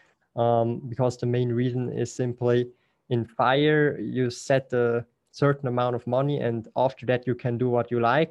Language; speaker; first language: English; non-native, fluent; Swiss German